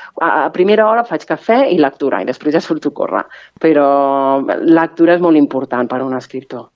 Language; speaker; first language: Catalan; native; Catalan